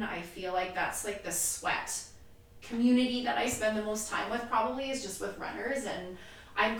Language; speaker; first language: English; native; English